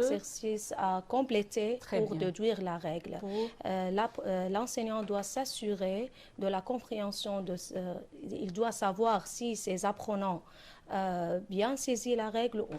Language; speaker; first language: French; non-native, fluent; Arabic